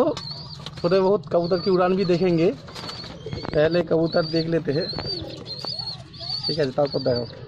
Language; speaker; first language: Hindi; non-native, local second language; Bangla